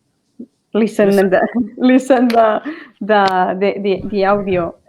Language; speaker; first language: English; non-native, learner; Spanish